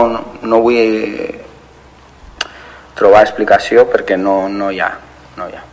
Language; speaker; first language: Catalan; non-native, fluent; Spanish